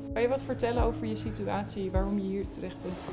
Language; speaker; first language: Dutch; native; Dutch